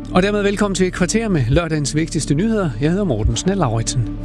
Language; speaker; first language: Danish; native; Danish